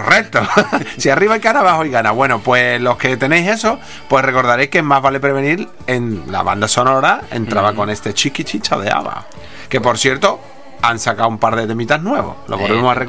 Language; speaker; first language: Spanish; native; Spanish